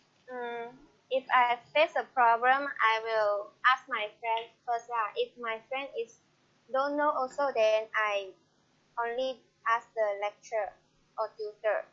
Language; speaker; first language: English; non-native, learner; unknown